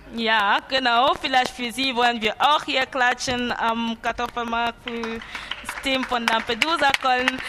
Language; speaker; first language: German; non-native, fluent; French